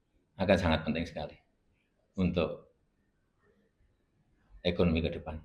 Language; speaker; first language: Indonesian; non-native, local second language; Javanese